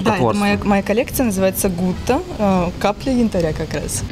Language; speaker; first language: Russian; native; Russian